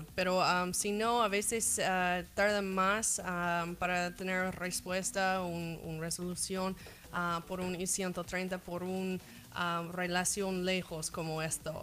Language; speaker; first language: Spanish; non-native, fluent; English